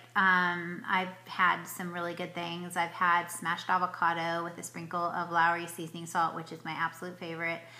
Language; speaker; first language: English; native; English